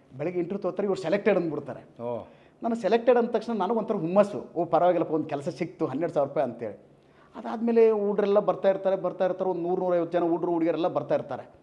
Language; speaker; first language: Kannada; native; Kannada